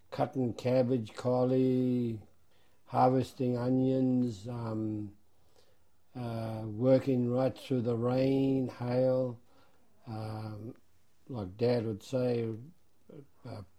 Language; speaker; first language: English; native; English